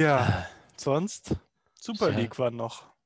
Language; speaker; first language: German; native; German